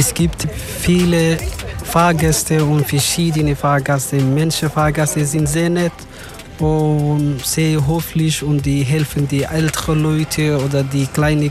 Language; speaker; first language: German; non-native, learner; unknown